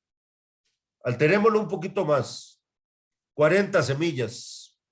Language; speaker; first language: Spanish; native; Spanish